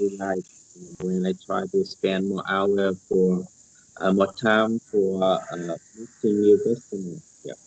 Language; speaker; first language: English; non-native, learner; Vietnamese